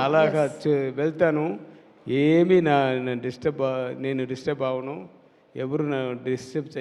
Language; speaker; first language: Telugu; non-native, learner; Tamil